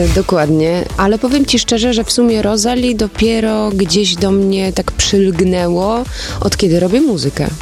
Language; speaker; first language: Polish; early bilingual, heritage; Polish